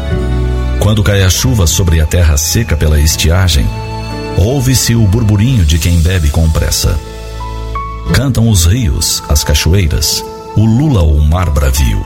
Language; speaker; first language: Portuguese; native; Portuguese